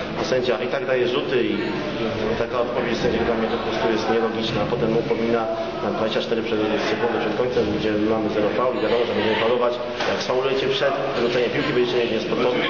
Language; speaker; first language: Polish; non-native, fluent; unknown